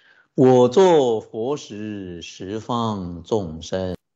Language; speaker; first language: Chinese; native; Chinese